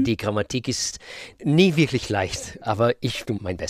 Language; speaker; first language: German; non-native, fluent; Russian